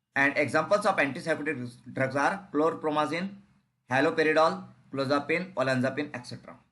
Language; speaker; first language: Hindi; non-native, local second language; Marathi